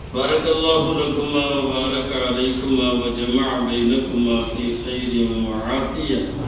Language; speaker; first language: Arabic; non-native, fluent; Tamil